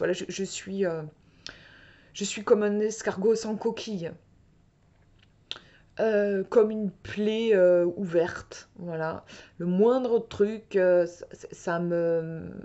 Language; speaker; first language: French; native; French